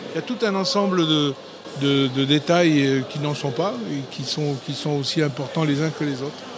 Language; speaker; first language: French; early bilingual, other home language; Italian